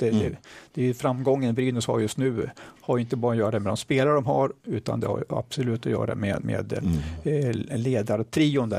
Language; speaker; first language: Swedish; native; Swedish